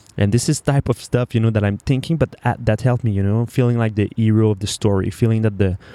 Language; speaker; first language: English; non-native, fluent; French